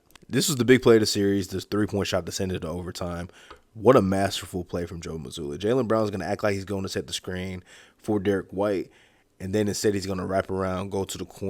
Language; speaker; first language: English; native; English